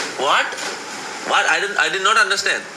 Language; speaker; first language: English; non-native, local second language; Malayalam